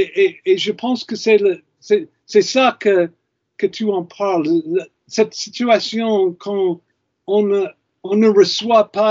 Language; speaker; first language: French; non-native, fluent; English